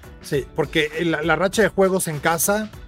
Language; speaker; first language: Spanish; native; Spanish